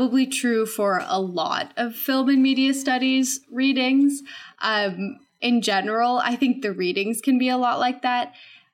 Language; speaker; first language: English; native; English